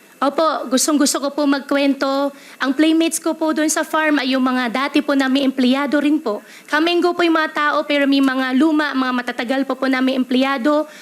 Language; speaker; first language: Filipino; native; Filipino